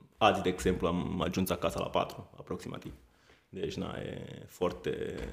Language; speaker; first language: Romanian; non-native, fluent; Italian